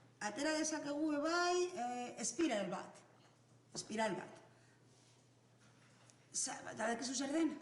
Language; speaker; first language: Basque; non-native, local second language; Spanish